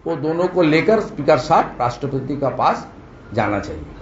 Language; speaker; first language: Hindi; non-native, local second language; Bangla